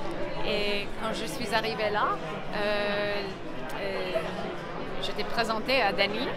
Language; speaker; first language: French; non-native, fluent; English